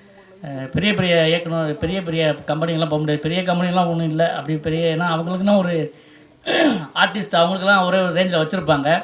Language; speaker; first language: Tamil; native; Tamil